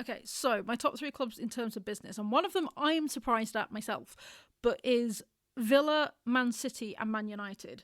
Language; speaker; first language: English; native; English